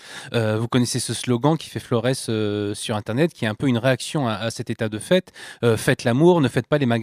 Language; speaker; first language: French; native; French